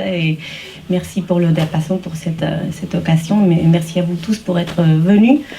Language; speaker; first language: French; early bilingual, heritage; French